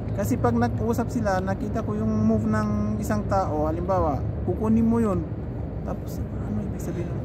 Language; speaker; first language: Filipino; non-native, learner; Persian